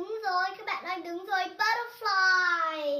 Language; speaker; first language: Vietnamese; early bilingual, heritage; Vietnamese